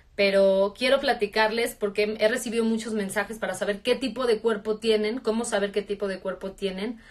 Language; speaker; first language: Spanish; native; Spanish